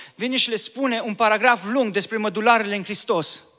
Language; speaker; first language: Romanian; native; Romanian